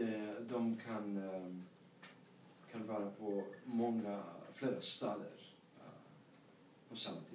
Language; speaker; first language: Swedish; non-native, learner; English